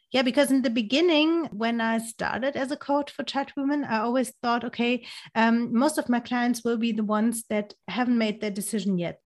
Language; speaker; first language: English; non-native, fluent; German